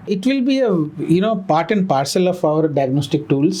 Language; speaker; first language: English; non-native, local second language; Bangla